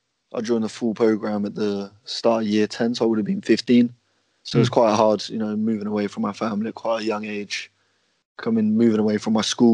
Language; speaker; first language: English; native; English